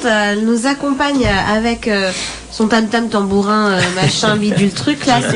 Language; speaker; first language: French; native; French